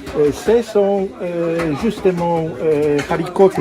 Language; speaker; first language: French; non-native, learner; Polish